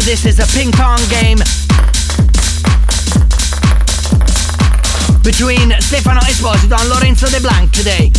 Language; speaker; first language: English; non-native, fluent; Italian